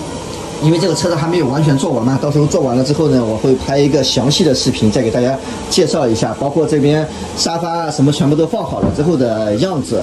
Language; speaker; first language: Chinese; native; Chinese